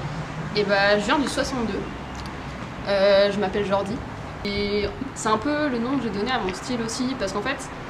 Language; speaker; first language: French; native; French